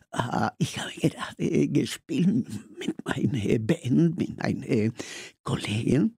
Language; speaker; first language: German; non-native, learner; Spanish